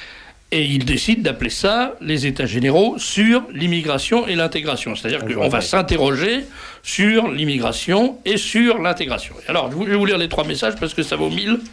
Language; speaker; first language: French; native; French